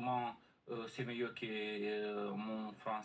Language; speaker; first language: French; non-native, learner; Romanian